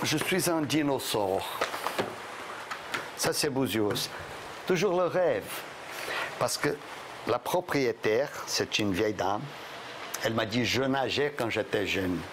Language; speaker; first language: French; non-native, fluent; Portuguese